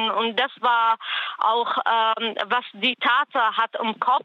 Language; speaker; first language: German; non-native, learner; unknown